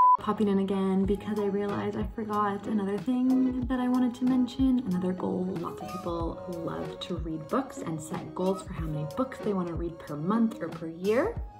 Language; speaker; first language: English; early bilingual, other home language; Spanish